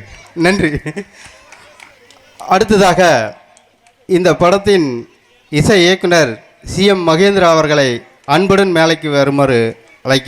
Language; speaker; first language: Tamil; native; Tamil